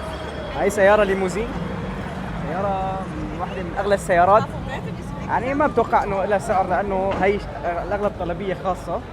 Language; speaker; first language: Arabic; native; Arabic